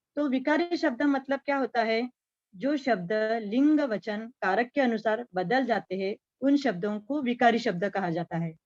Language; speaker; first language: Hindi; non-native, local second language; Marathi